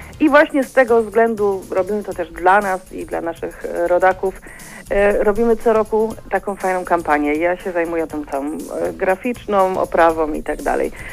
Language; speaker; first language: Polish; native; Polish